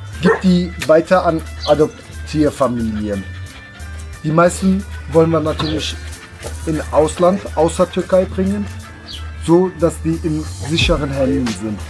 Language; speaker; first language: German; early bilingual, other home language; Turkish